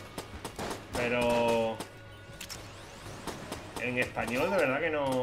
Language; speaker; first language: Spanish; native; Spanish